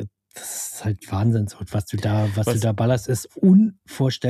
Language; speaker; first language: German; native; German